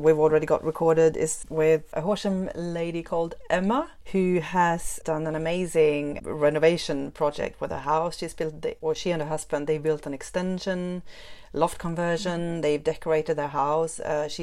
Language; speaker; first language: English; non-native, fluent; Swedish